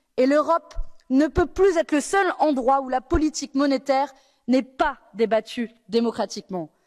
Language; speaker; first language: French; native; French